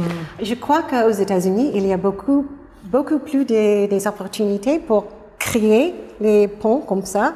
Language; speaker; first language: French; non-native, fluent; English